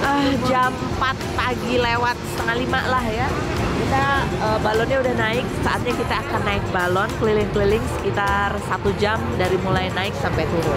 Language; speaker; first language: Indonesian; native; Indonesian